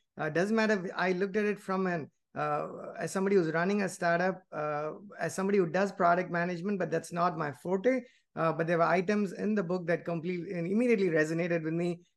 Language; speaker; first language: English; non-native, local second language; Tamil